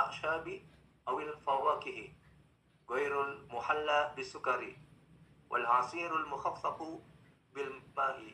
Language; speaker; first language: Arabic; non-native, learner; Indonesian